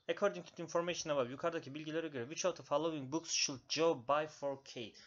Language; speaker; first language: English; non-native, fluent; Turkish